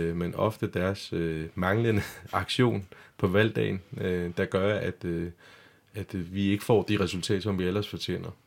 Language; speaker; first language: Danish; non-native, fluent; Turkish